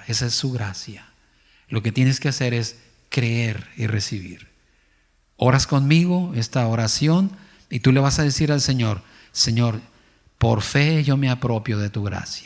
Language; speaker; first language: Spanish; native; Spanish